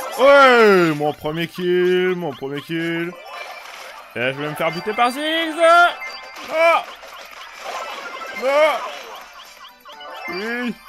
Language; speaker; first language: French; native; French